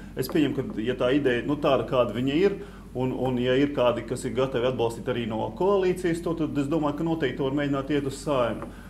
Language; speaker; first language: Latvian; native; Latvian